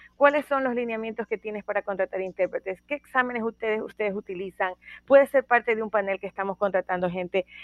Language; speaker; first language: Spanish; native; Spanish